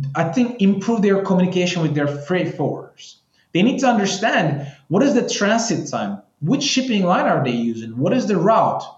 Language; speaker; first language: English; non-native, fluent; Turkish